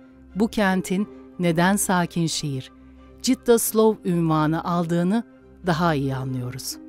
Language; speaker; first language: Turkish; native; Turkish